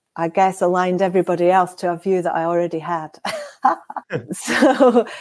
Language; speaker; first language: English; native; English